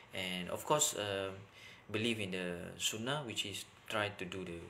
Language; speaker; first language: English; non-native, local second language; Malay